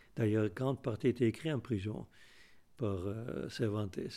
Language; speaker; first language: French; non-native, fluent; Afrikaans